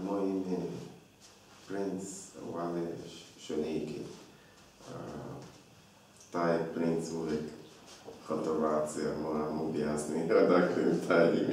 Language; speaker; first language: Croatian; non-native, learner; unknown